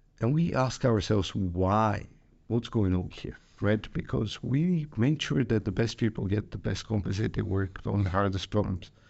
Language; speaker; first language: English; non-native, fluent; Bulgarian